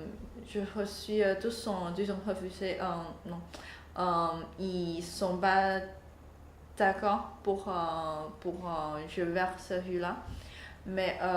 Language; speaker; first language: French; non-native, learner; Chinese